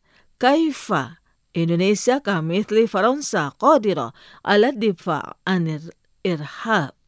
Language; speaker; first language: Arabic; non-native, fluent; Indonesian